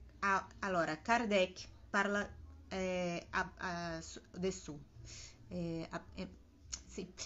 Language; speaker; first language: Italian; non-native, learner; Portuguese